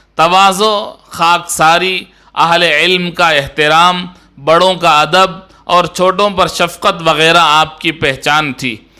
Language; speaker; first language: Urdu; native; Urdu